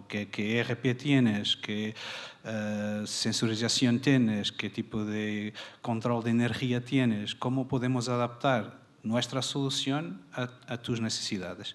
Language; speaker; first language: Spanish; non-native, fluent; Portuguese